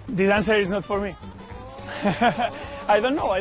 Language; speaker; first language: English; non-native, fluent; Spanish